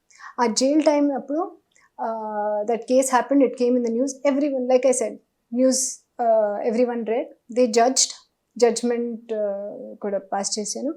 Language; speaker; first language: Telugu; non-native, learner; Hindi